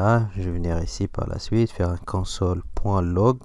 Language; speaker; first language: French; non-native, local second language; Arabic